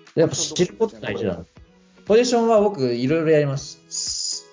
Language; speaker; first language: Japanese; native; Japanese